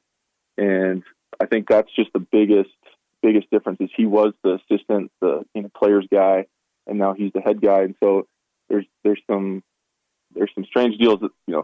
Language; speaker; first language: English; native; English